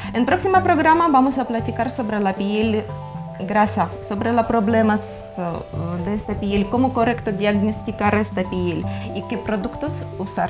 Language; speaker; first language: Spanish; non-native, learner; Ukrainian